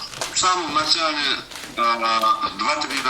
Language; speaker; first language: Russian; non-native, learner; Uzbek